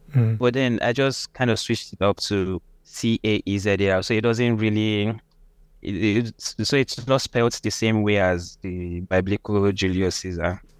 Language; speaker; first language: English; non-native, local second language; Yoruba